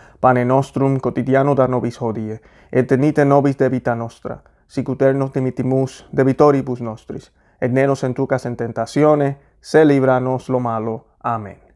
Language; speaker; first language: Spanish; native; Spanish